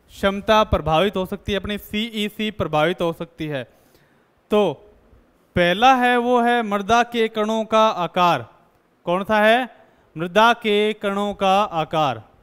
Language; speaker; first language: Hindi; native; Hindi